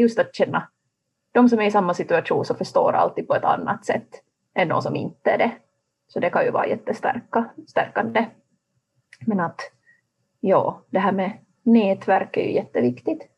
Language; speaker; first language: Swedish; native; Swedish